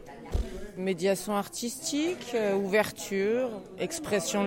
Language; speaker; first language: French; native; French